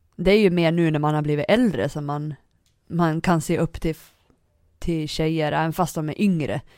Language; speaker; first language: Swedish; native; Swedish